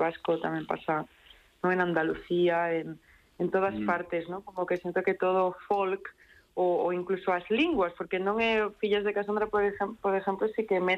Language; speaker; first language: Galician; non-native, local second language; Spanish